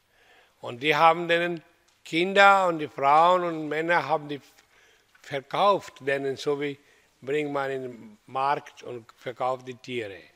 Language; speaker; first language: German; non-native, fluent; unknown